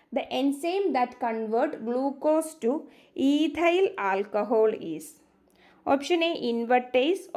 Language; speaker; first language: English; non-native, local second language; Malayalam